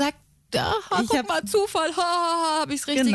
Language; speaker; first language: German; native; German